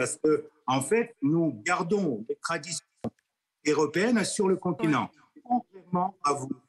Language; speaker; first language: French; non-native, fluent; Russian